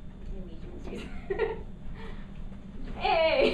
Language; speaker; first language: French; non-native, learner; English